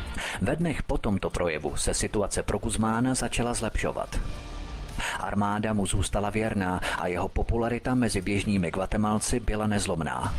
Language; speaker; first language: Czech; native; Czech